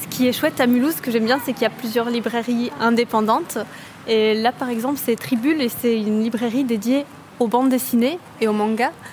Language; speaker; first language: French; native; French